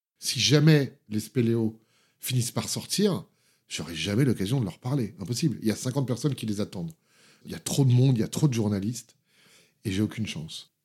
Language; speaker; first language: French; native; French